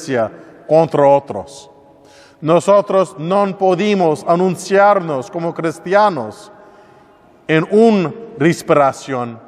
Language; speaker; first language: Spanish; non-native, learner; English